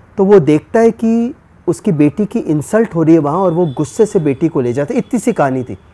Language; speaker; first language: Hindi; native; Hindi